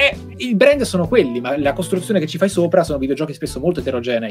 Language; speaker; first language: Italian; native; Italian